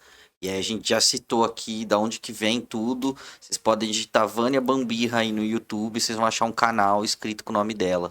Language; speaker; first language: Portuguese; native; Portuguese